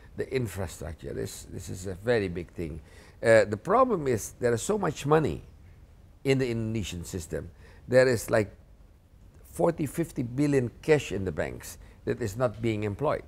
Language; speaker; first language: English; non-native, fluent; Indonesian